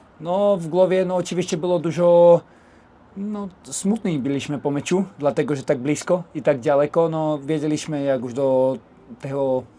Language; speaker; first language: Polish; non-native, learner; Slovak